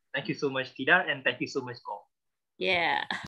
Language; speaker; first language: English; non-native, learner; Burmese